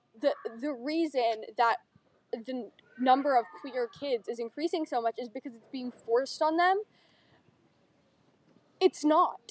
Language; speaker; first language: English; native; English